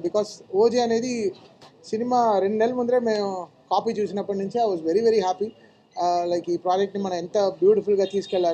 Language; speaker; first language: Telugu; native; Telugu